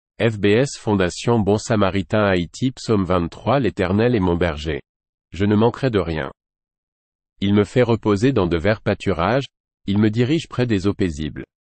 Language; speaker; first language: French; non-native, local second language; Haitian Creole